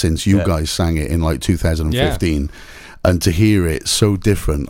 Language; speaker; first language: English; native; English